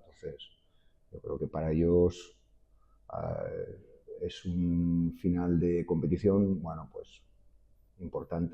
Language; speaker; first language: Spanish; native; Spanish